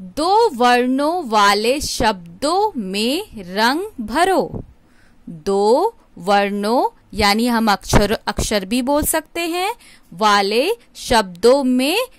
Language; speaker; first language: Hindi; native; Hindi